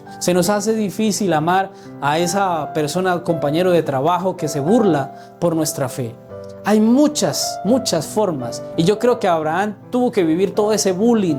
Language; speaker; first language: Spanish; native; Spanish